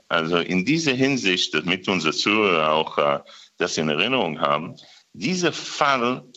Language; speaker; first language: German; non-native, fluent; Hebrew